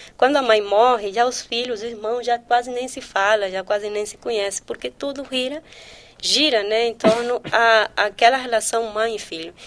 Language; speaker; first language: Portuguese; early bilingual, heritage; Portuguese